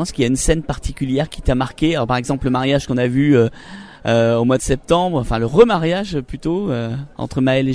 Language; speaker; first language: French; native; French